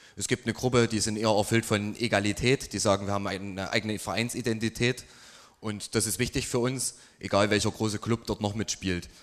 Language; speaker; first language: German; native; German